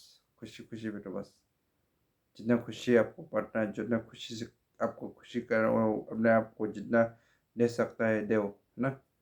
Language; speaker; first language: Hindi; non-native, local second language; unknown